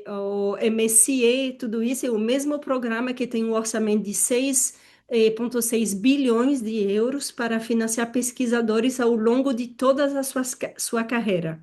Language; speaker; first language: Portuguese; non-native, fluent; French